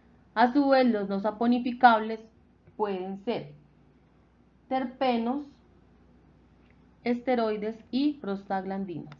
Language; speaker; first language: Spanish; native; Spanish